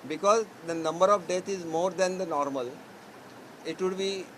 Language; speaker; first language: English; non-native, local second language; Marathi